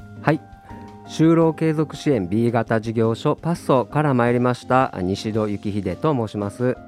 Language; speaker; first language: Japanese; native; Japanese